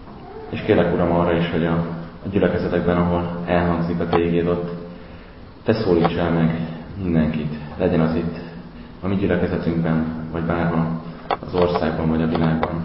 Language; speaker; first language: Hungarian; native; Hungarian